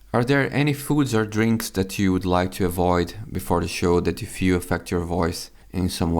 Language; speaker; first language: English; non-native, fluent; Finnish